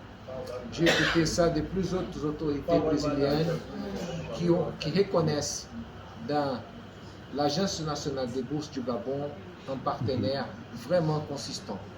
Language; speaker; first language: French; non-native, fluent; Portuguese